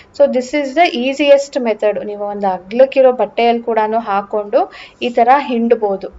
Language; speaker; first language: Kannada; native; Kannada